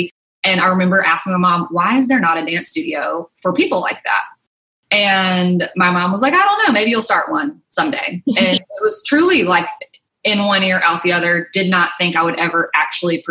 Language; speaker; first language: English; native; English